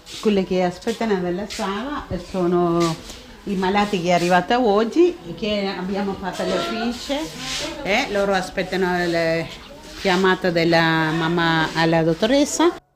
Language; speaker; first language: Italian; non-native, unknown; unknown